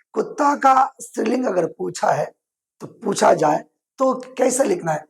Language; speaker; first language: Hindi; non-native, local second language; Telugu